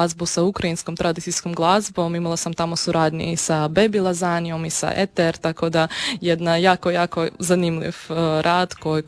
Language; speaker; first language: Croatian; non-native, fluent; Ukrainian